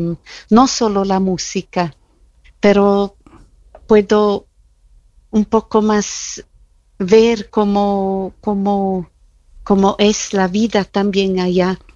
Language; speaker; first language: Spanish; non-native, fluent; German